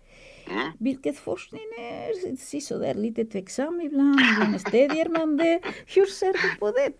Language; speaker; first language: Swedish; non-native, fluent; Spanish